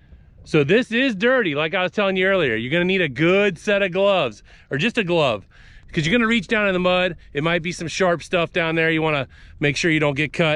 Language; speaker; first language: English; native; English